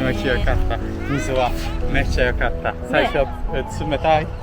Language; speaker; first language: Japanese; non-native, learner; Polish